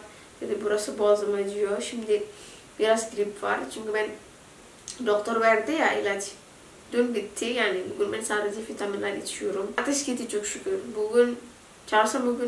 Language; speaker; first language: Turkish; non-native, learner; Indonesian